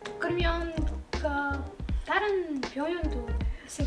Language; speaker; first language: Korean; non-native, learner; Arabic